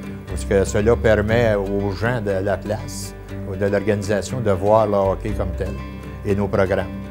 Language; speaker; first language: French; native; French